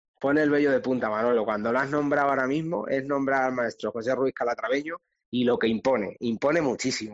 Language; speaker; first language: Spanish; native; Spanish